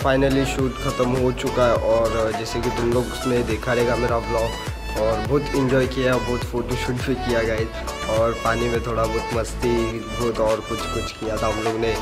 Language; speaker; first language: Hindi; non-native, local second language; Marathi